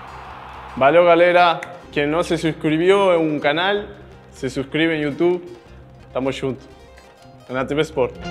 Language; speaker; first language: Portuguese; non-native, learner; Spanish